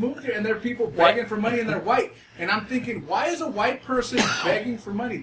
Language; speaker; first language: English; native; English